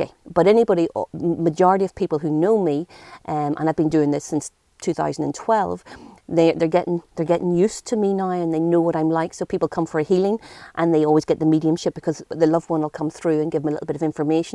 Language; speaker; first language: English; native; English